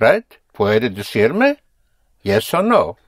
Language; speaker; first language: Spanish; non-native, fluent; English